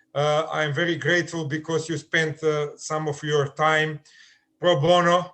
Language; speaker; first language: English; non-native, fluent; Macedonian